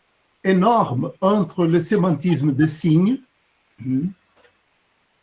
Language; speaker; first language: French; non-native, fluent; Portuguese